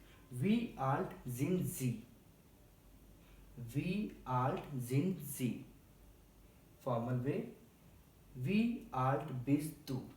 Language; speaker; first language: German; non-native, learner; Hindi